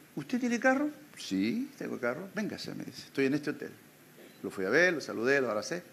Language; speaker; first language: Spanish; native; Spanish